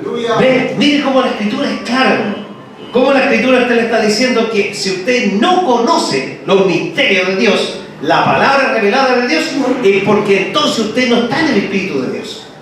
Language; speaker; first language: Spanish; native; Spanish